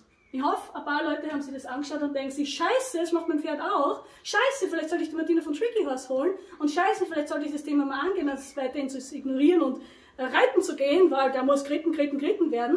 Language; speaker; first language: German; native; German